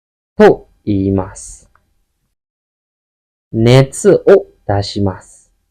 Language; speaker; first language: Japanese; non-native, fluent; Burmese